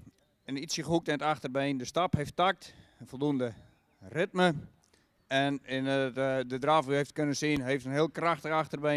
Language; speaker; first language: Dutch; native; Dutch